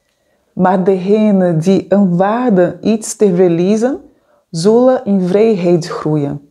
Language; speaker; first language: Dutch; non-native, fluent; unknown